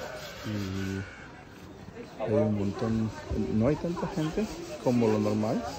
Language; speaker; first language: Spanish; early bilingual, heritage; Spanish